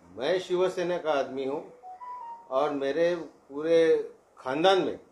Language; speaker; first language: Hindi; non-native, local second language; Marathi